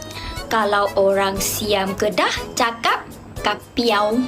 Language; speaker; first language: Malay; non-native, local second language; Thai